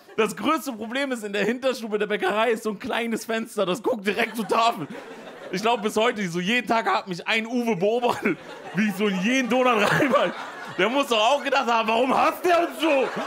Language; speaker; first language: German; native; German